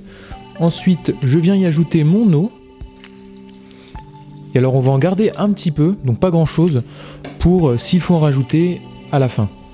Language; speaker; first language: French; native; French